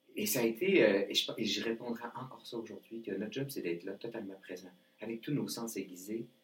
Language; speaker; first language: French; native; French